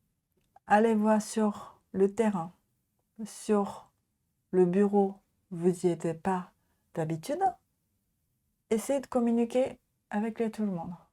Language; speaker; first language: French; non-native, learner; Japanese